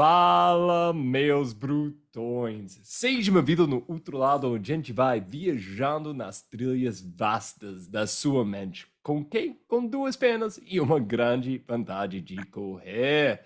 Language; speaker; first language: Portuguese; non-native, fluent; English